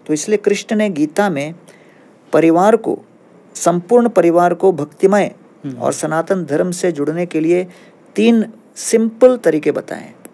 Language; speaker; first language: Hindi; non-native, local second language; Malayalam